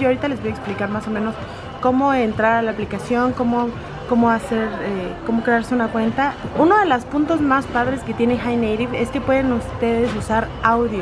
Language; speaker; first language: Spanish; native; Spanish